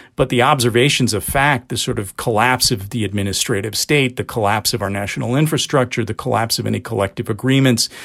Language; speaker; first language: English; native; English